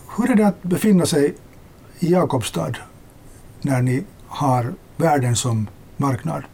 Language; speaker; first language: Swedish; native; Swedish